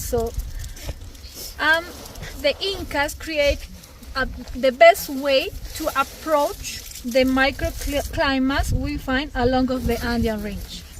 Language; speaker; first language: English; non-native, fluent; Spanish